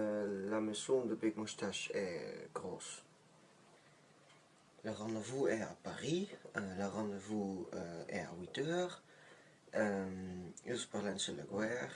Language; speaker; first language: French; non-native, learner; Dutch